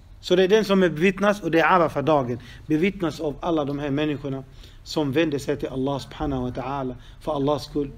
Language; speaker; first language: Swedish; non-native, fluent; Arabic